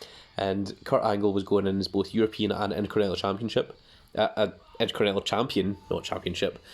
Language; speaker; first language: English; native; English